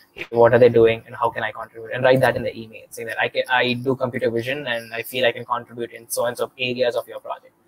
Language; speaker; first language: English; non-native, local second language; Telugu